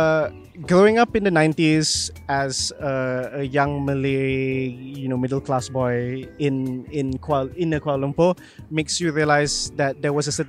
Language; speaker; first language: English; non-native, local second language; Malay